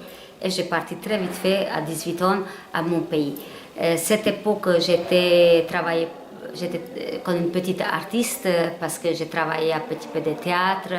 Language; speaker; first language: French; non-native, learner; Hungarian